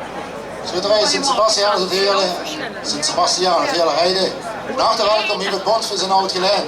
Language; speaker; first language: Dutch; native; Dutch